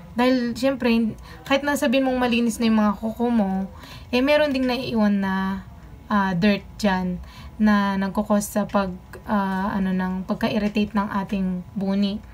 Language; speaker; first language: Filipino; non-native, local second language; Pampanga